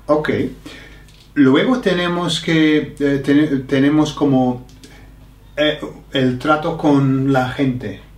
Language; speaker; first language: Spanish; non-native, learner; English